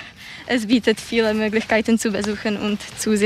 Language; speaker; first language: German; non-native, learner; Czech